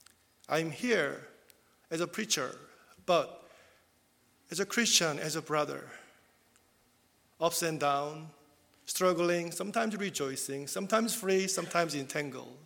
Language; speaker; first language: English; non-native, fluent; Korean